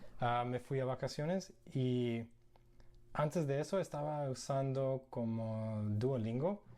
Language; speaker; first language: Spanish; non-native, fluent; English